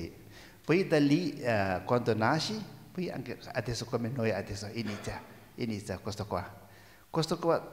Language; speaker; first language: Italian; non-native, learner; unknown